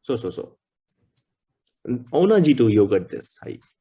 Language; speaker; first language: Japanese; non-native, learner; Hindi